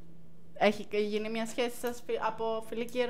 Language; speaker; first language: Greek; native; Greek